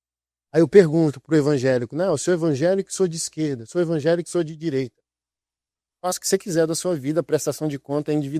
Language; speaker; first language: Portuguese; native; Portuguese